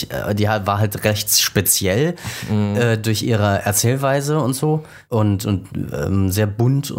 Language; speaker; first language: German; native; German